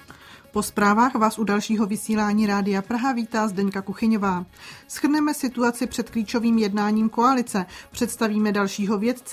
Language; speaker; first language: Czech; native; Czech